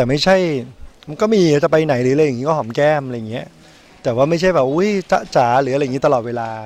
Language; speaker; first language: Thai; native; Thai